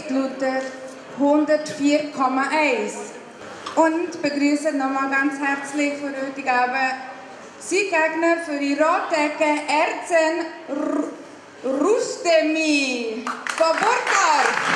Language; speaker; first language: German; native; German